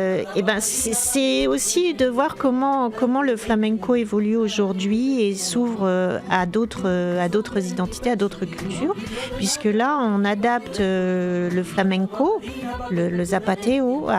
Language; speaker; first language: French; native; French